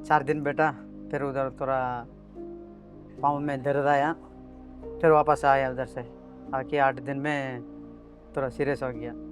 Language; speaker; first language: Hindi; non-native, local second language; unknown